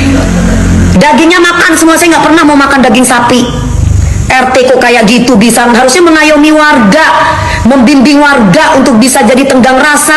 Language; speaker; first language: Indonesian; native; Indonesian